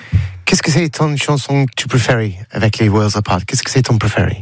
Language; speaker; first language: French; non-native, learner; English